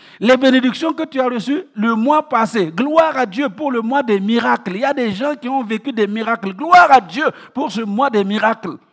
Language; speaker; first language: French; non-native, local second language; Mossi